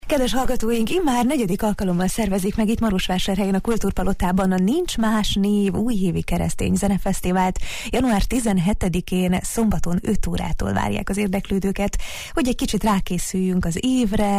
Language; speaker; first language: Hungarian; native; Hungarian